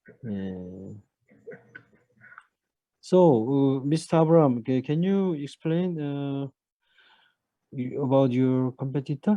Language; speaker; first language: English; non-native, fluent; Korean